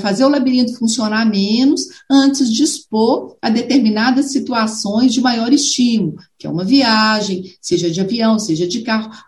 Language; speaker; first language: Portuguese; native; Portuguese